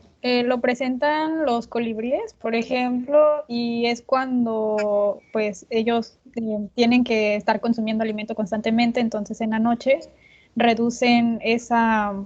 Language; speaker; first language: Spanish; native; Spanish